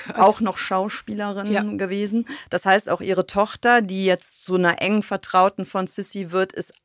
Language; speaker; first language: German; native; German